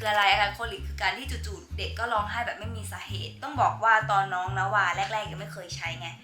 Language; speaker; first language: Thai; native; Thai